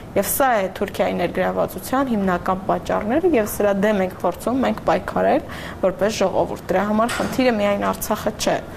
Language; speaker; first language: Armenian; native; Armenian